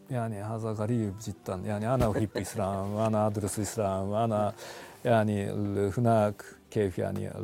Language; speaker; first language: Arabic; non-native, fluent; Japanese